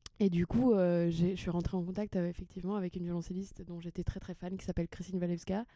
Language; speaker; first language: French; early bilingual, other home language; Portuguese